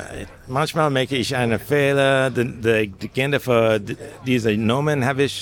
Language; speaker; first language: German; non-native, learner; English